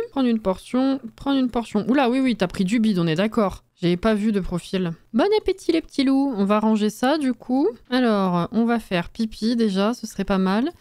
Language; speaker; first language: French; native; French